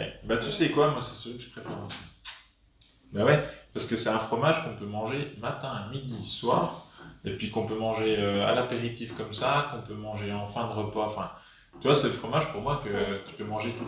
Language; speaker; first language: French; native; French